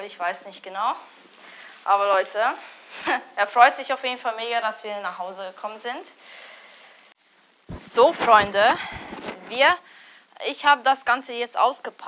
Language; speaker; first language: German; early bilingual, other home language; Hungarian